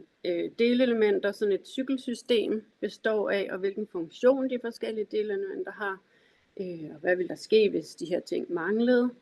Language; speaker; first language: Danish; native; Danish